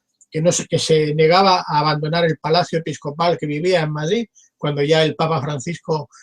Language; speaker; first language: Spanish; native; Spanish